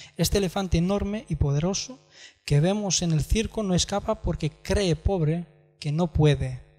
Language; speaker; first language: Spanish; non-native, fluent; Romanian